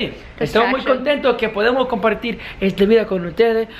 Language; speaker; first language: Spanish; non-native, learner; English